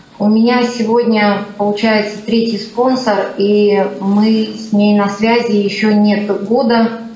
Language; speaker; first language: Russian; native; Russian